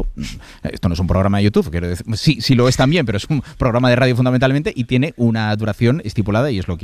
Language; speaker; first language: Spanish; native; Spanish